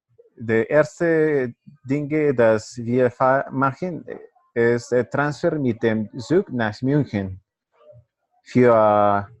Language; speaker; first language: German; non-native, learner; Spanish